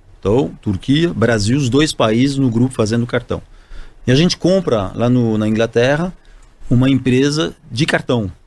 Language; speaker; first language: Portuguese; non-native, fluent; French